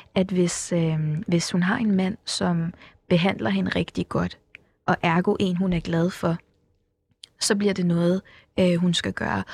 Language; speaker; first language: Danish; early bilingual, other home language; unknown